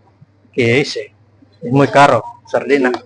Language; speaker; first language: Spanish; non-native, learner; Filipino